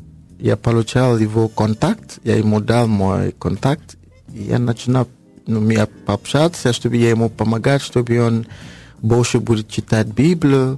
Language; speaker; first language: Russian; non-native, learner; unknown